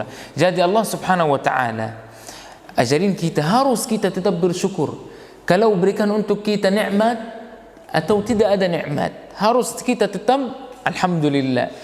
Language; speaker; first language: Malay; non-native, fluent; Arabic